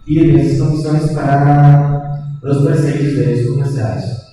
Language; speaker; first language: Portuguese; non-native, learner; Spanish